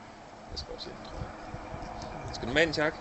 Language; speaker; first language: Danish; native; Danish